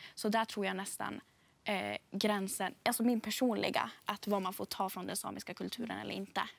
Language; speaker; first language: Swedish; native; Swedish